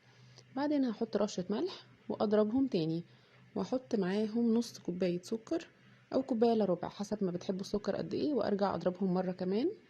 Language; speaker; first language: Arabic; native; Arabic